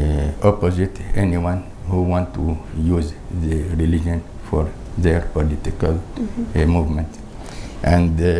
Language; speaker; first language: English; non-native, learner; Crimean Tatar